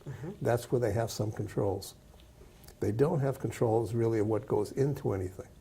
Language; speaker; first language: English; native; English